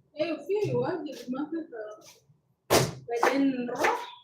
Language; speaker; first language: Arabic; non-native, learner; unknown